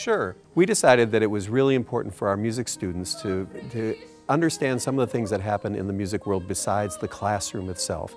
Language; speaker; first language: English; native; English